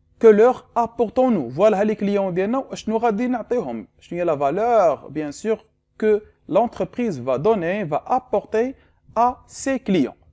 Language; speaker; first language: French; non-native, local second language; Arabic